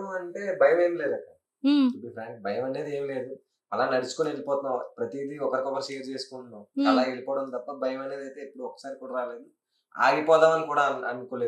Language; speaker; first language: Telugu; native; Telugu